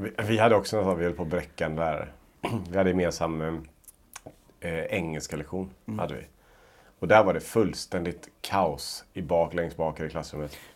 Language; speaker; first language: Swedish; native; Swedish